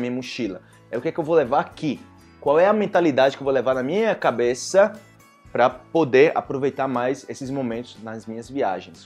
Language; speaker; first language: Portuguese; native; Portuguese